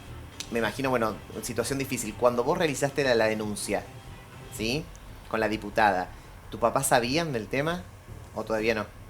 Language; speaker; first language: Spanish; native; Spanish